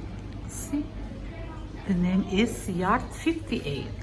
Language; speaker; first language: English; non-native, learner; Indonesian